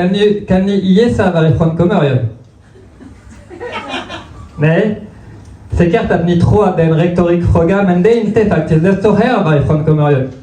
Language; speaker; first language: Swedish; non-native, fluent; French